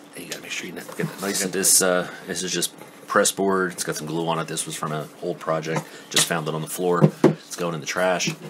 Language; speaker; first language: English; native; English